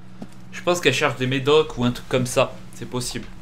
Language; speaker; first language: French; native; French